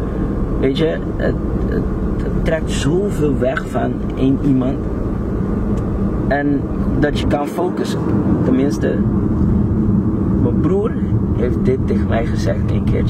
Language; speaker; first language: Dutch; non-native, local second language; Papiamento